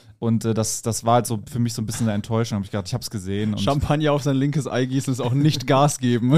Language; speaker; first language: German; native; German